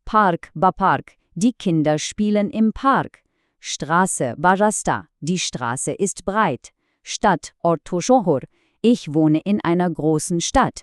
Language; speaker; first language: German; non-native, fluent; Bangla